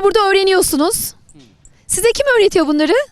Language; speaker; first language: Turkish; native; Turkish